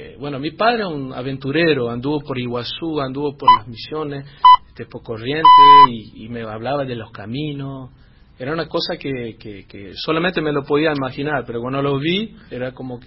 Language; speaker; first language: Spanish; non-native, fluent; Dutch